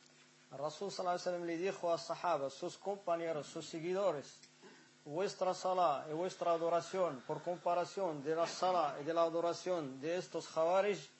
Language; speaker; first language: Spanish; non-native, fluent; Arabic